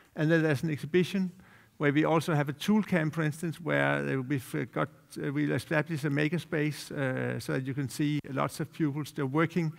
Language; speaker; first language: English; non-native, fluent; Danish